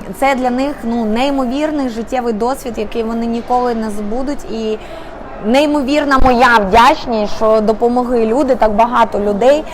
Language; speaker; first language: Ukrainian; native; Ukrainian